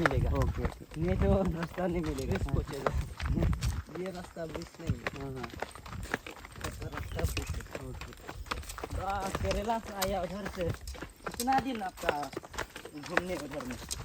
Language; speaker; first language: Hindi; non-native, local second language; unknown